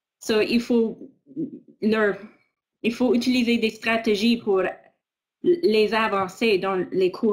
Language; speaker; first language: French; non-native, fluent; English